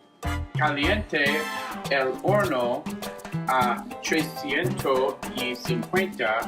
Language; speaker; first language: Spanish; non-native, learner; English